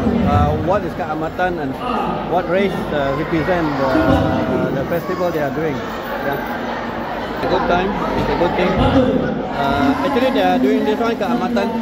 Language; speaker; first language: English; non-native, local second language; Malay